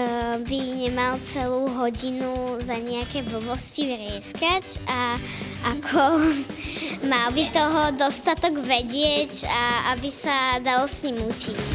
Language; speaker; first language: Slovak; native; Slovak